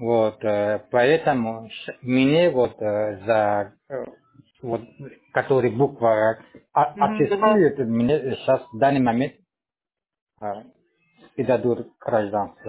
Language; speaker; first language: Russian; non-native, local second language; Tajik